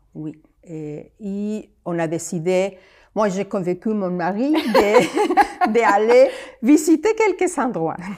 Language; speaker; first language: French; non-native, fluent; Spanish